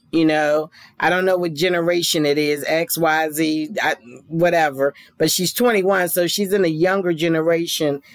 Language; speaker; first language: English; native; English